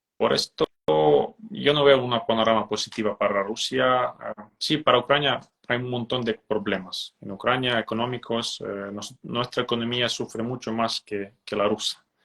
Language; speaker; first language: Spanish; non-native, fluent; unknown